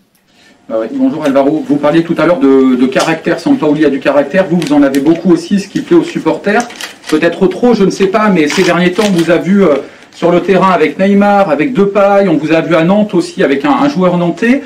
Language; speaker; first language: French; native; French